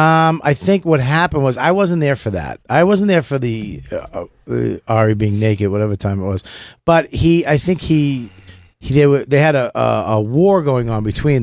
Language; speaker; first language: English; native; English